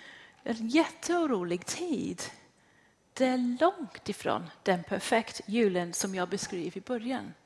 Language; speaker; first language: Swedish; non-native, fluent; English